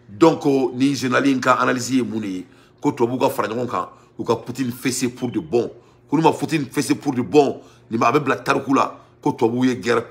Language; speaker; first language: French; non-native, local second language; Bambara